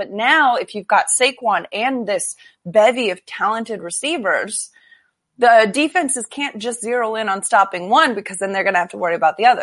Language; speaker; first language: English; native; English